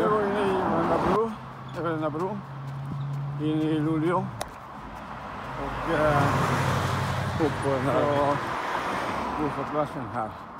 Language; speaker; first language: Swedish; non-native, learner; Spanish